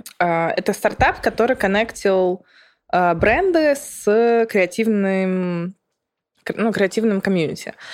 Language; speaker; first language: Russian; early bilingual, other home language; Serbian